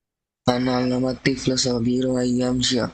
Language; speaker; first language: Arabic; non-native, learner; Bangla